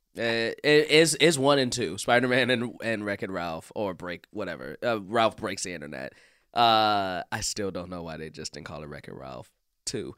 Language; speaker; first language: English; native; English